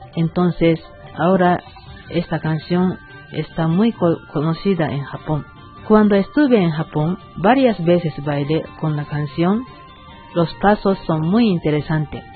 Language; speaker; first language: Spanish; non-native, learner; Japanese